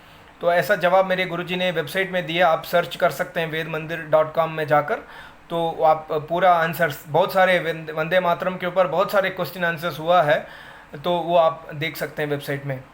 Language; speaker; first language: Hindi; non-native, local second language; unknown